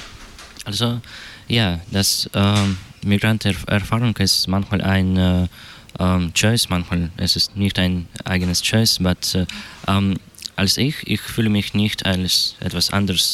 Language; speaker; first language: German; non-native, learner; Russian